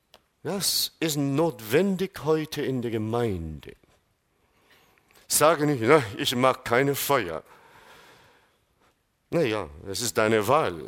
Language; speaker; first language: German; non-native, fluent; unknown